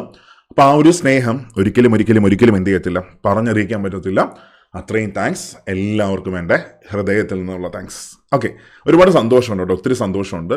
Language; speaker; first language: Malayalam; native; Malayalam